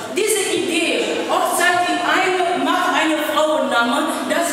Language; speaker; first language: German; non-native, learner; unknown